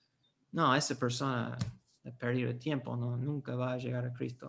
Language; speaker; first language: Spanish; non-native, fluent; English